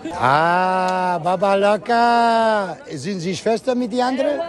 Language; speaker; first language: German; non-native, learner; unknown